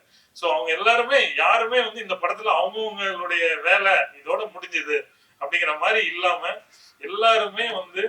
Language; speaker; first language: Tamil; native; Tamil